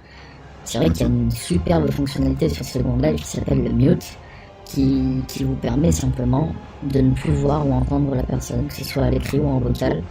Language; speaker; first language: French; native; French